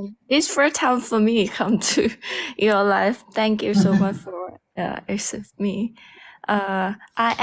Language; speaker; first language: English; non-native, learner; Thai